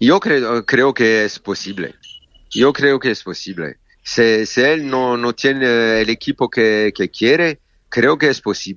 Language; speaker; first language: Spanish; non-native, fluent; French